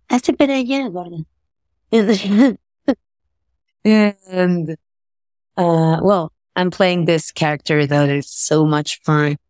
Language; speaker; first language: English; non-native, fluent; Spanish